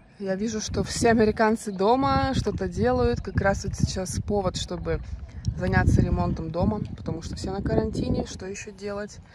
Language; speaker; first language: Russian; native; Russian